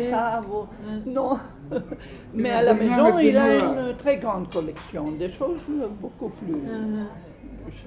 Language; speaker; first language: French; non-native, fluent; Greek